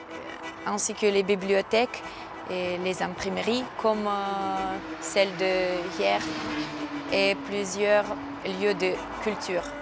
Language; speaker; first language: French; non-native, fluent; Ukrainian